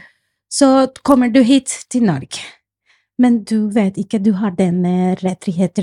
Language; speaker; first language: Norwegian; non-native, fluent; Spanish